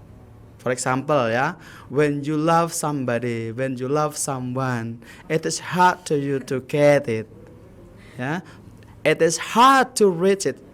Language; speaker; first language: English; non-native, learner; Indonesian